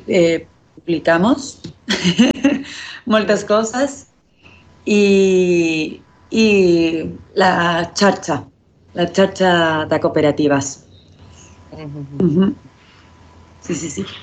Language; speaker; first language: Catalan; non-native, learner; Spanish